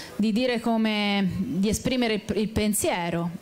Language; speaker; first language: Italian; native; Italian